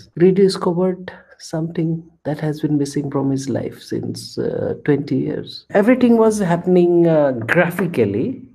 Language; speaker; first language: English; non-native, local second language; Assamese